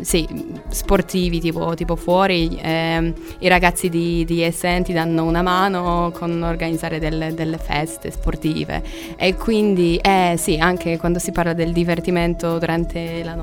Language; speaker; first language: Italian; non-native, fluent; Polish